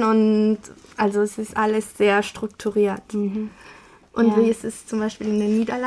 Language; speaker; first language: German; non-native, fluent; Spanish